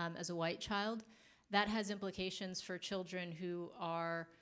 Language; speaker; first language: English; native; English